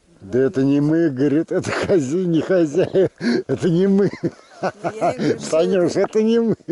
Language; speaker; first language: Russian; native; Russian